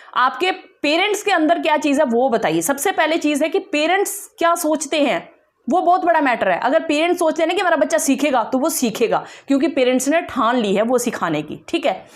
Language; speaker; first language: Hindi; non-native, local second language; Dogri